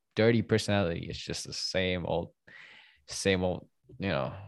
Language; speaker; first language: English; non-native, fluent; Indonesian